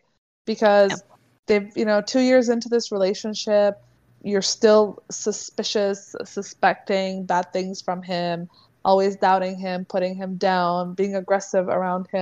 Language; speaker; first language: English; native; English